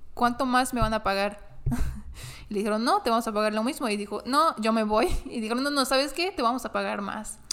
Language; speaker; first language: Spanish; non-native, fluent; English